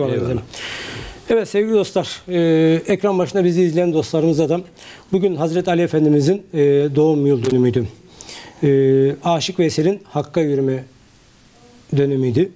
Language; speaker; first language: Turkish; native; Turkish